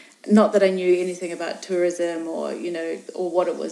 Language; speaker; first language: English; native; English